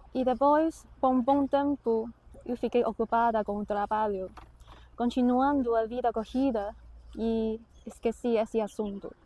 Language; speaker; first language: Portuguese; non-native, fluent; Chinese